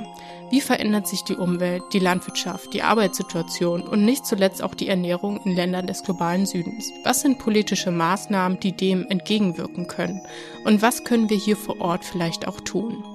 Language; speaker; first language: German; native; German